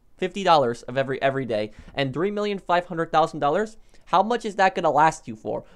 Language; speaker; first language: English; native; English